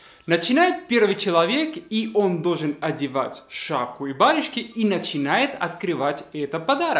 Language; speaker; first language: Russian; non-native, fluent; Spanish